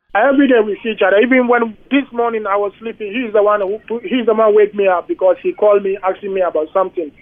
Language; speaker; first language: English; non-native, local second language; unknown